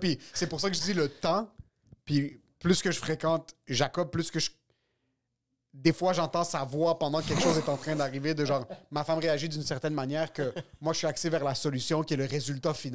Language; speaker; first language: French; native; French